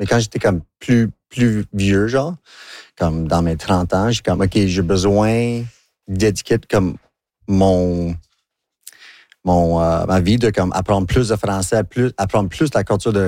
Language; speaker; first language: French; non-native, local second language; English